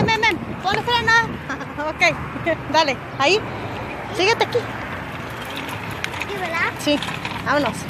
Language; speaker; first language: Spanish; native; Spanish